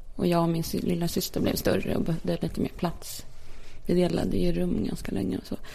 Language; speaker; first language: Swedish; early bilingual, other home language; Polish